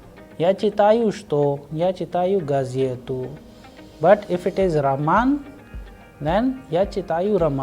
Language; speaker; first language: Russian; non-native, fluent; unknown